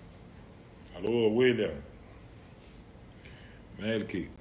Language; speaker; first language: Spanish; native; Spanish